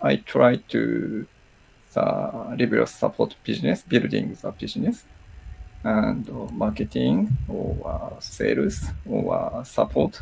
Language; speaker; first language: English; non-native, learner; Japanese